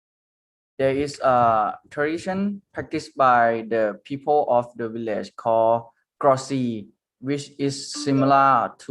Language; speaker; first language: English; non-native, learner; Thai